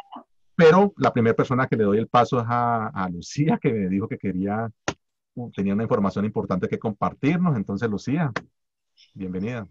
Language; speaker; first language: Spanish; native; Spanish